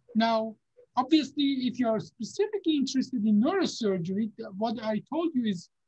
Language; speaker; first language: English; non-native, fluent; Persian